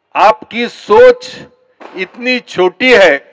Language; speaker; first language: Hindi; non-native, local second language; Marathi